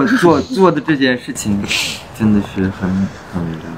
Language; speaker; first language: Chinese; non-native, local second language; Uyghur